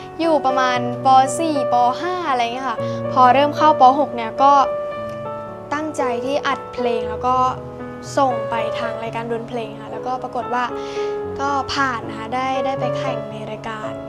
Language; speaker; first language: Thai; native; Thai